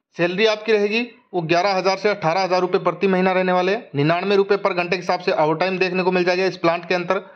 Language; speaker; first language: Hindi; native; Hindi